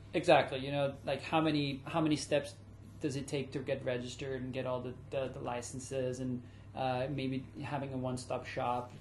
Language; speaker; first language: English; early bilingual, other home language; German